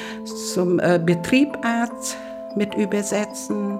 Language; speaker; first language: German; non-native, learner; Vietnamese